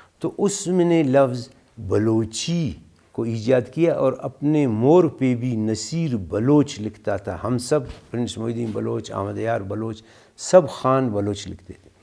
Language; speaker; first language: Urdu; non-native, local second language; Brahui